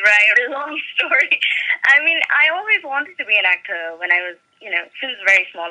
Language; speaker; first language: English; non-native, local second language; Malayalam